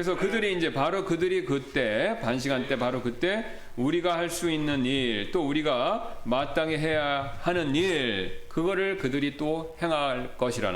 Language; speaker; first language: Korean; native; Korean